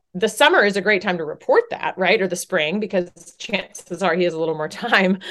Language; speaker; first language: English; native; English